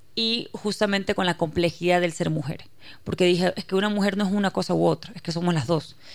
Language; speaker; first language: Spanish; native; Spanish